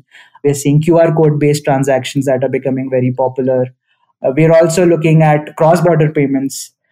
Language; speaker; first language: English; non-native, local second language; Hindi